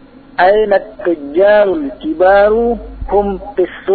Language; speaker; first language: Arabic; non-native, learner; Indonesian